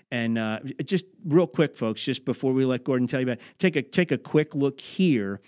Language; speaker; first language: English; native; English